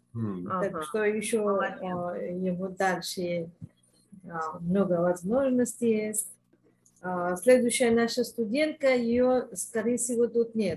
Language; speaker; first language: Russian; non-native, fluent; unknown